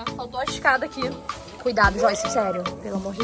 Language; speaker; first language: Portuguese; native; Portuguese